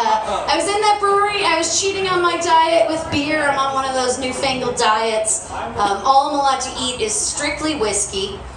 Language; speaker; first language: English; native; English